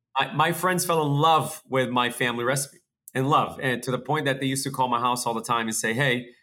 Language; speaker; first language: English; early bilingual, other home language; Portuguese